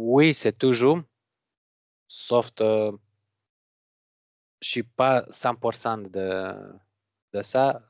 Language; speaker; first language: French; non-native, learner; Macedonian